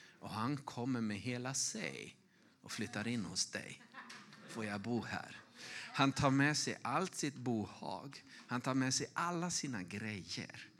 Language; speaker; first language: Swedish; native; Swedish